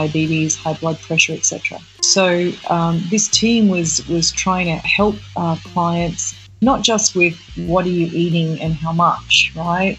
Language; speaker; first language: English; native; English